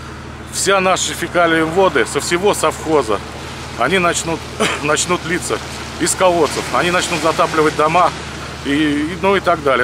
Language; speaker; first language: Russian; native; Russian